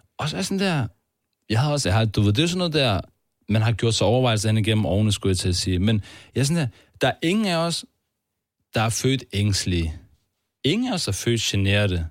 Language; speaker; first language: Danish; early bilingual, other home language; Turkish